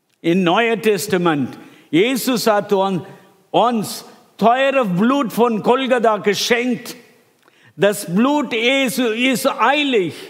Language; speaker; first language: German; non-native, fluent; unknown